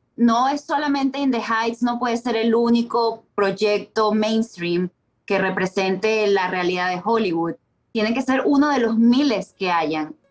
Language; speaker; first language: Spanish; native; Spanish